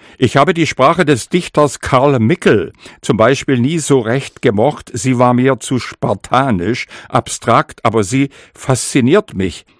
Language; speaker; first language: German; non-native, local second language; Upper Sorbian